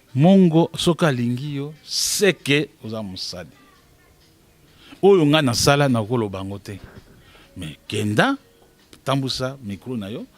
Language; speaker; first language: Lingala; native; Lingala